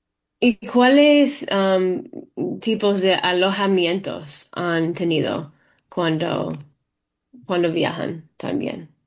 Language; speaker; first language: Spanish; non-native, fluent; English